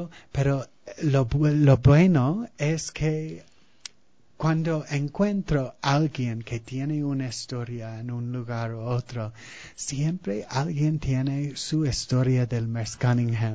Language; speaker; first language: Spanish; non-native, fluent; English